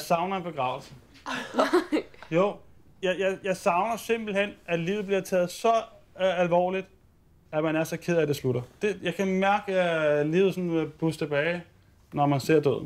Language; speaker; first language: Danish; native; Danish